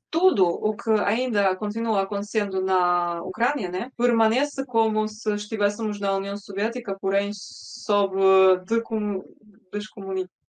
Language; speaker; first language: Portuguese; early bilingual, other home language; Russian